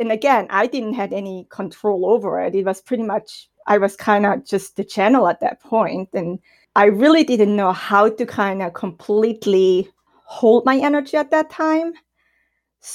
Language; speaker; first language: English; non-native, fluent; German